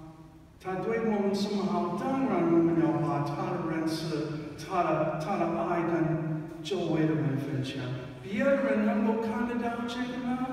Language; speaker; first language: Chinese; non-native, fluent; English